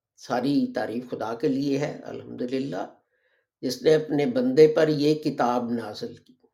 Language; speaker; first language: Urdu; native; Urdu